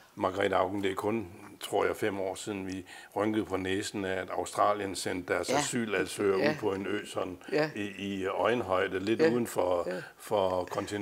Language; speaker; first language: Danish; native; Danish